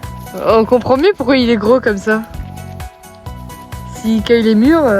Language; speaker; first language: French; native; French